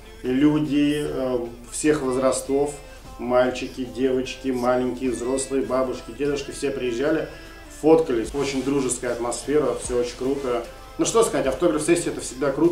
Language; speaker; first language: Russian; native; Russian